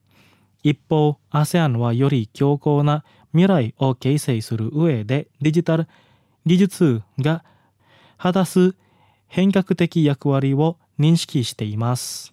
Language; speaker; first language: Japanese; non-native, fluent; Indonesian